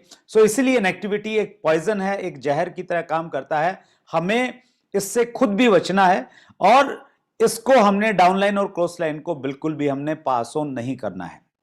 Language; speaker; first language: Hindi; native; Hindi